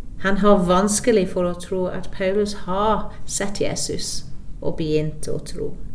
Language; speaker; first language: Norwegian; non-native, fluent; English